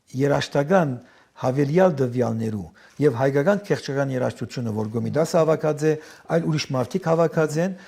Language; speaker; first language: Armenian; early bilingual, heritage; Armenian